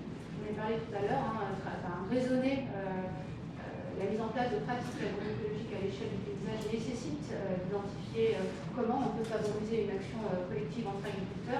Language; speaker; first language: French; native; French